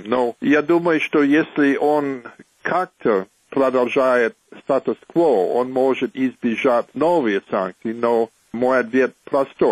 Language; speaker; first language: Russian; non-native, fluent; English